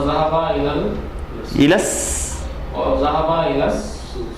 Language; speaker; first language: Arabic; non-native, learner; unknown